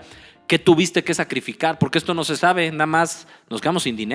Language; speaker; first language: Spanish; native; Spanish